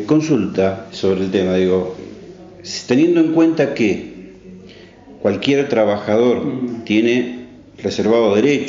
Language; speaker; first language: Spanish; native; Spanish